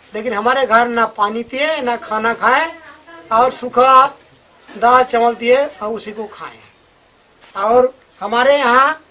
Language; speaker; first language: Hindi; native; Hindi